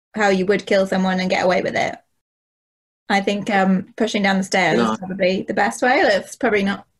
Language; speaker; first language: English; native; English